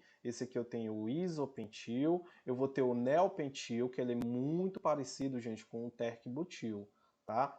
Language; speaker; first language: Portuguese; native; Portuguese